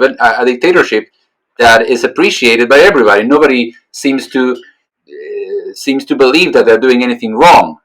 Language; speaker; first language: English; non-native, fluent; Spanish